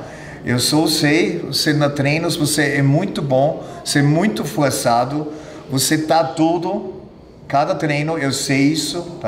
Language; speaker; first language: Portuguese; non-native, fluent; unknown